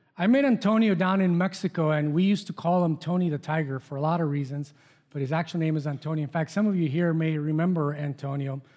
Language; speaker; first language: English; non-native, fluent; Spanish